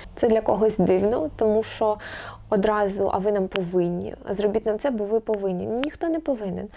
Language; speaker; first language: Ukrainian; non-native, local second language; Russian